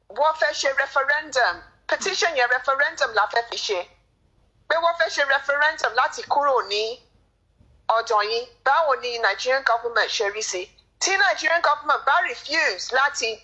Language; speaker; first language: Yoruba; early bilingual, heritage; English